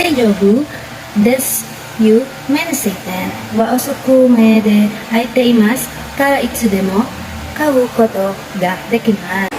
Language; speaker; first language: Japanese; non-native, learner; Filipino